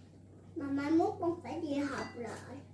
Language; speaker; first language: Vietnamese; early bilingual, heritage; Vietnamese